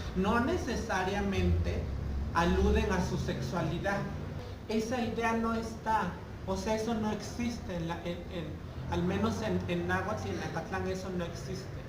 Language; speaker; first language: Spanish; non-native, local second language; Nahuatl languages